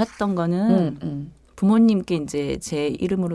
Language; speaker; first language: Korean; native; Korean